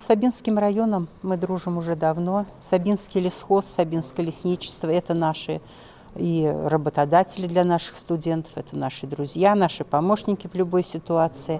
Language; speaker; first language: Russian; native; Russian